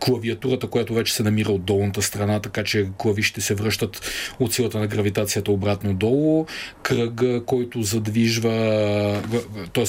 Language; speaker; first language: Bulgarian; native; Bulgarian